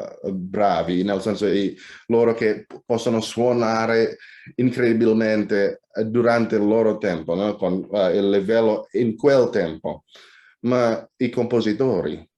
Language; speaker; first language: Italian; non-native, fluent; Indonesian